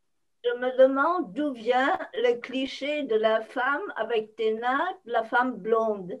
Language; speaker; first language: French; non-native, fluent; German